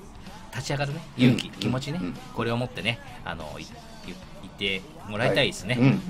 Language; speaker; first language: Japanese; native; Japanese